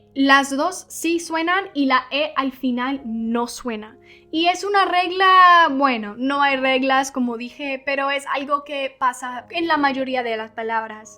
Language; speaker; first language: Spanish; non-native, fluent; English